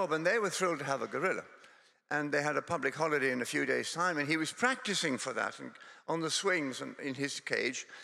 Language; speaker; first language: English; native; English